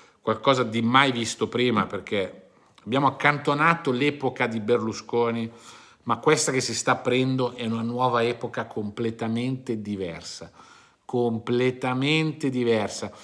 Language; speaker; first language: Italian; native; Italian